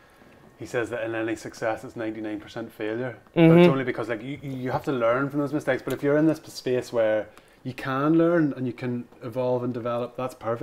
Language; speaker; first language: English; native; English